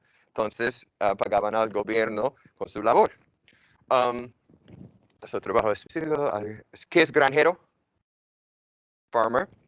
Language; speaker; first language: Spanish; non-native, fluent; English